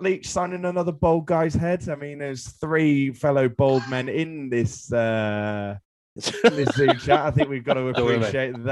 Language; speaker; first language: English; native; English